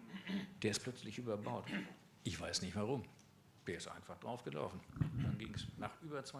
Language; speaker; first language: German; native; German